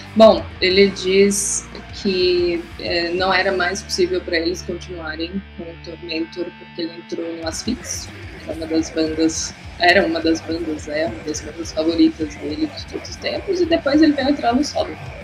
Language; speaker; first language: Portuguese; native; Portuguese